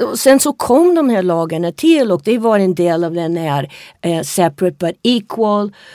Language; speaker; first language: Swedish; non-native, fluent; English